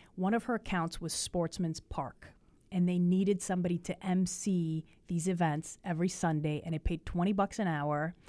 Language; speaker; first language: English; early bilingual, other home language; Spanish